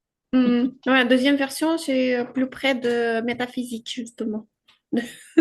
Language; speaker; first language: French; non-native, fluent; Ukrainian